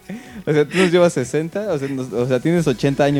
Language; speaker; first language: Spanish; native; Spanish